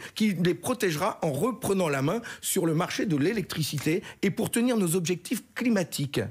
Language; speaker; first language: French; native; French